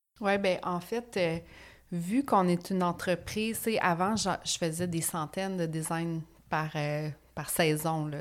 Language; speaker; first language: French; native; French